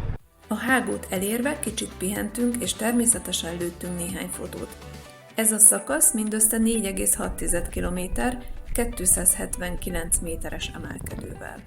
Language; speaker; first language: Hungarian; native; Hungarian